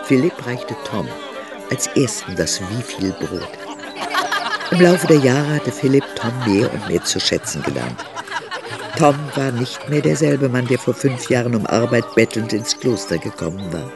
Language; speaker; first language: German; native; German